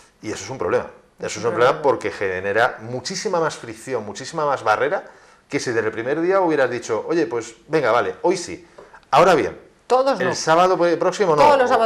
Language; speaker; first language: Spanish; native; Spanish